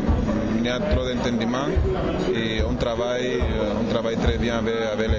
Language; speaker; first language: French; non-native, learner; Spanish